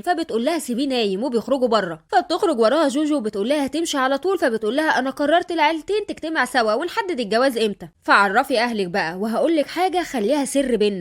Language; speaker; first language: Arabic; native; Arabic